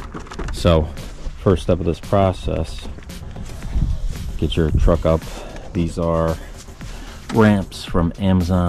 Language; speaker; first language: English; native; English